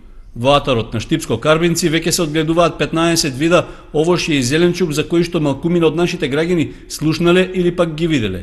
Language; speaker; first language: Macedonian; native; Macedonian